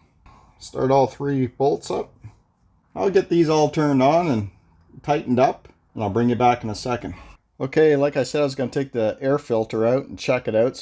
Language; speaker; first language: English; native; English